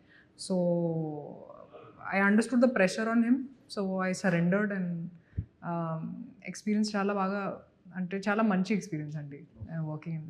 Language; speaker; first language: Telugu; non-native, fluent; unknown